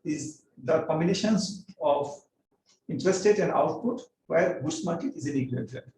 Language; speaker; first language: English; non-native, local second language; Bangla